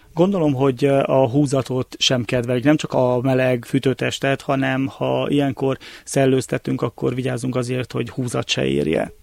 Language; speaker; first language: Hungarian; native; Hungarian